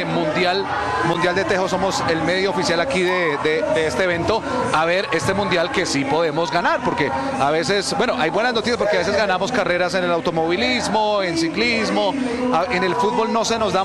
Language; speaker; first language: Spanish; native; Spanish